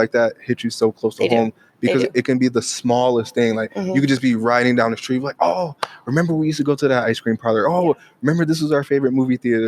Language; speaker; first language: English; native; English